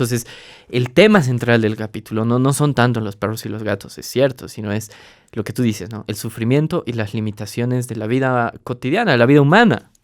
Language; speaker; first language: Spanish; native; Spanish